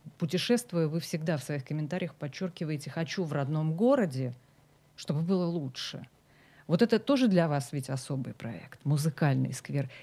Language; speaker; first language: Russian; native; Russian